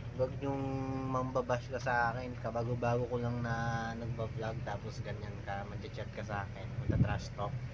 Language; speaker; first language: Filipino; non-native, local second language; Waray